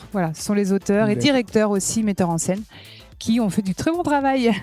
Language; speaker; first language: French; native; French